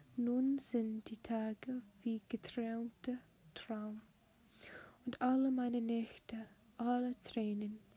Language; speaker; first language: German; non-native, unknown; English